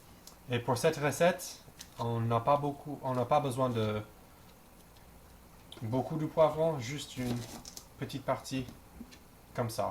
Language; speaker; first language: French; non-native, learner; English